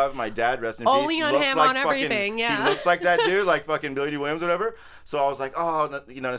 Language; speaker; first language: English; native; English